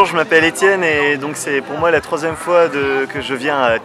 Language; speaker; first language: French; native; French